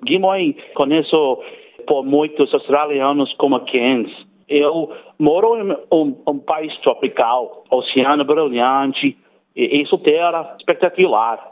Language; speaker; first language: Portuguese; non-native, learner; English